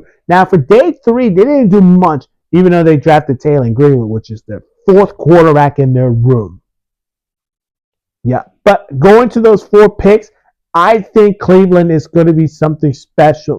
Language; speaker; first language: English; early bilingual, other home language; Spanish